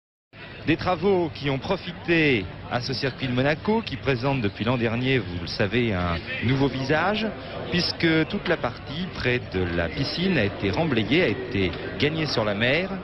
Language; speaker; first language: French; native; French